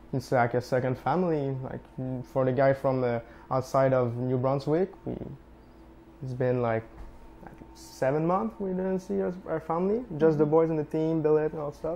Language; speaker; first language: English; non-native, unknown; French